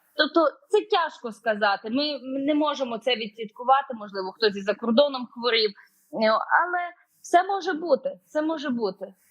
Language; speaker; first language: Ukrainian; native; Ukrainian